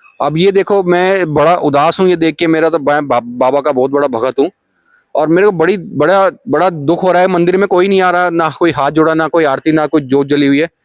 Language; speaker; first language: Hindi; native; Hindi